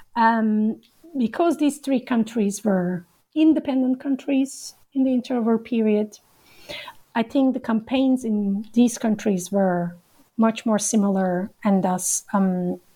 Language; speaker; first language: English; non-native, fluent; Turkish